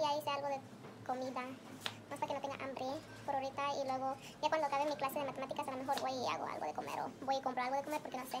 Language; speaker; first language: Spanish; early bilingual, heritage; Spanish